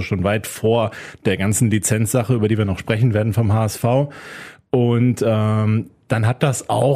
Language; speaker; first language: German; native; German